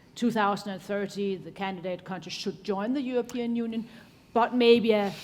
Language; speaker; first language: English; non-native, fluent; Danish